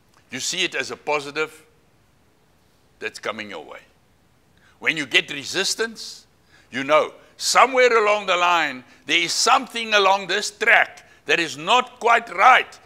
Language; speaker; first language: English; non-native, local second language; Afrikaans